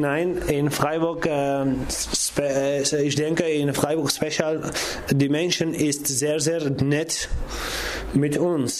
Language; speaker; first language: German; non-native, learner; Kurdish